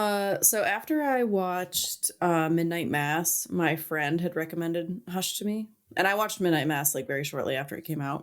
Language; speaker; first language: English; native; English